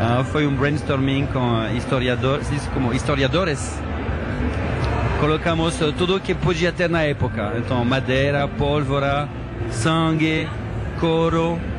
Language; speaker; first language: Portuguese; non-native, fluent; French